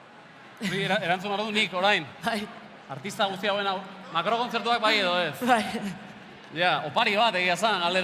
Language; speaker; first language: Basque; native; Basque